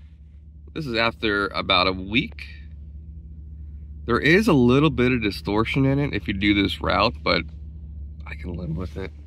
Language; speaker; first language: English; native; English